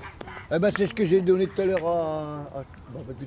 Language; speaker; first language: French; native; French